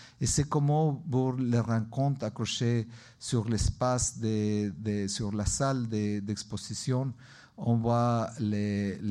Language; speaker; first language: French; non-native, learner; Spanish